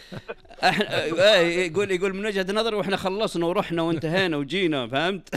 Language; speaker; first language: Arabic; native; Arabic